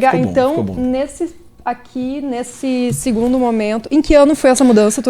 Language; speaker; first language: Portuguese; native; Portuguese